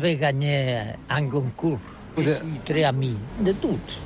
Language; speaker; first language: French; non-native, learner; Catalan